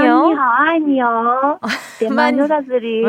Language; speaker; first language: Korean; non-native, learner; Chinese